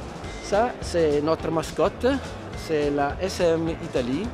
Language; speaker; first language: French; non-native, fluent; Italian